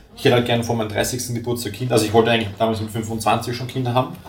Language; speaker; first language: German; native; German